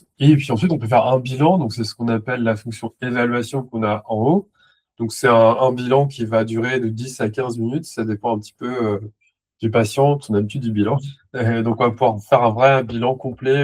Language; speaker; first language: French; native; French